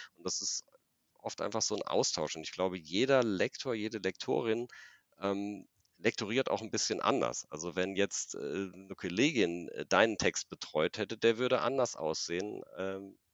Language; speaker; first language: German; native; German